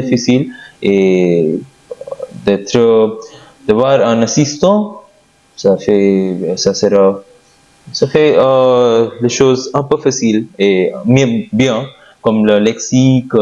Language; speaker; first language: French; non-native, learner; Hindi